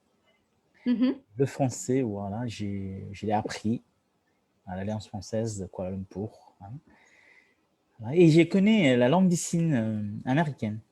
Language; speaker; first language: French; non-native, learner; Tamil